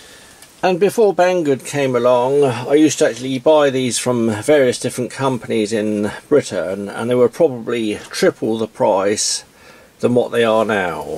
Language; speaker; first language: English; native; English